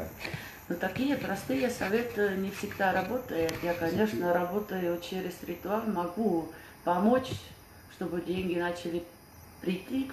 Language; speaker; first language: Russian; non-native, fluent; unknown